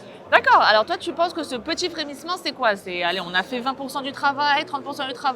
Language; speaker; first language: French; native; French